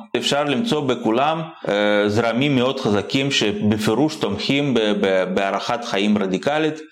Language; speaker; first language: Hebrew; non-native, fluent; Russian